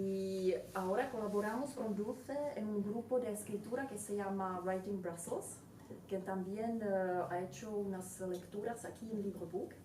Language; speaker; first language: Spanish; non-native, fluent; Czech